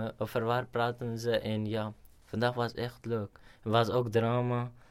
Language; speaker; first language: Dutch; non-native, learner; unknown